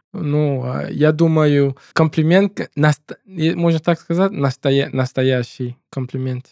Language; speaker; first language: Russian; non-native, learner; English